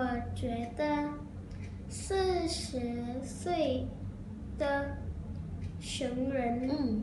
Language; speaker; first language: Chinese; non-native, learner; Thai